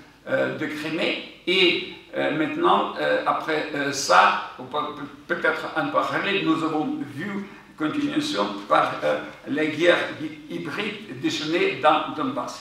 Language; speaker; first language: French; non-native, fluent; Ukrainian